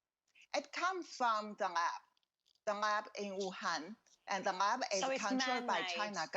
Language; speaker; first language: English; non-native, fluent; Chinese